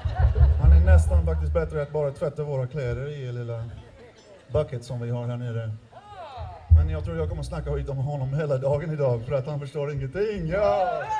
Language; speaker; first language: Swedish; non-native, fluent; English